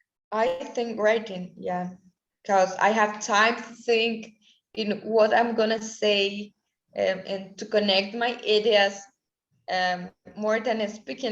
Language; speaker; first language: English; non-native, learner; Spanish